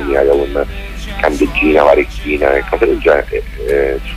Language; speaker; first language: Italian; native; Italian